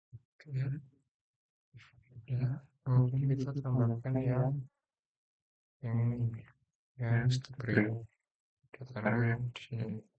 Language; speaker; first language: Indonesian; native; Indonesian